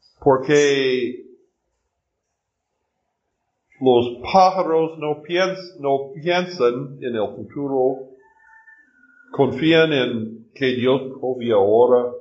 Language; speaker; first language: Spanish; non-native, learner; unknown